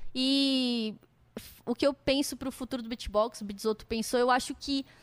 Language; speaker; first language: Portuguese; native; Portuguese